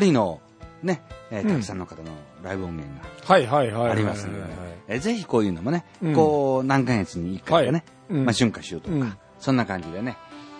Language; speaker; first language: Japanese; native; Japanese